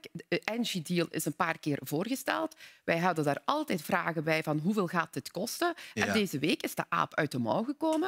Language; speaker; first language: Dutch; native; Dutch